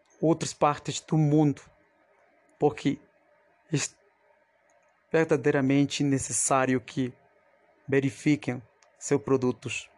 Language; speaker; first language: Portuguese; non-native, fluent; Spanish